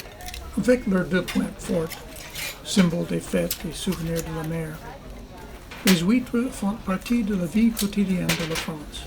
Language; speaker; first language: French; non-native, fluent; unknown